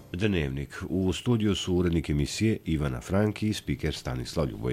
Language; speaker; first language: Serbian; native; Serbian